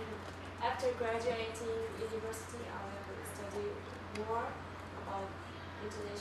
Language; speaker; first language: English; non-native, learner; Korean